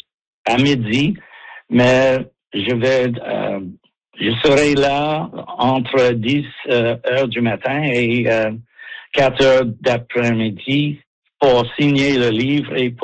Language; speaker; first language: French; non-native, learner; English